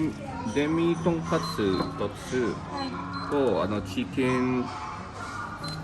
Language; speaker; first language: Japanese; non-native, fluent; Filipino